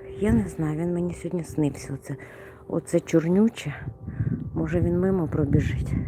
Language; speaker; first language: Ukrainian; non-native, local second language; Russian